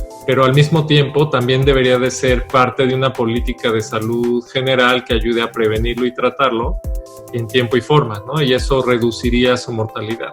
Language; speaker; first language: Spanish; native; Spanish